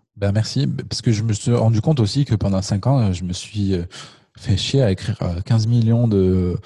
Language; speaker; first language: French; native; French